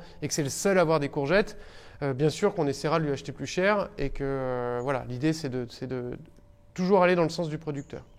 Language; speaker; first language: French; native; French